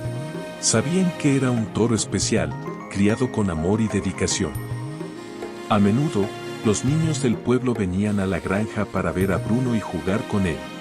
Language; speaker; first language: Spanish; native; Spanish